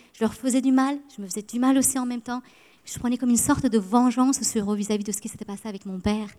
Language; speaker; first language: French; early bilingual, other home language; Persian